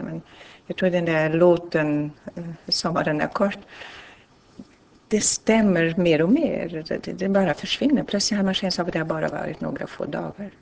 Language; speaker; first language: Swedish; non-native, fluent; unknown